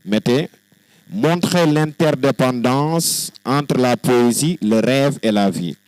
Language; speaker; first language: French; non-native, local second language; Wolof